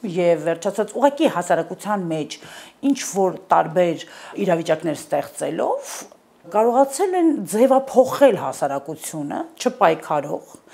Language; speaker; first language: Armenian; native; Armenian